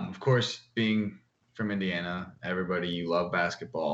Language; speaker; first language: English; native; English